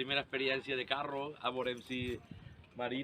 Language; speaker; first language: Catalan; native; Catalan